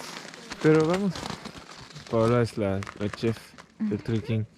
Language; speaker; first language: Spanish; non-native, learner; French